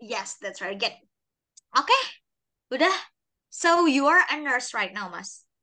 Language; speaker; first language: English; non-native, fluent; Indonesian